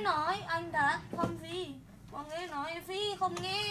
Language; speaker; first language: Vietnamese; non-native, learner; Indonesian